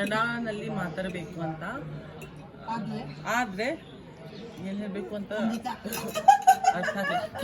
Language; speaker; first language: Kannada; non-native, learner; Manipuri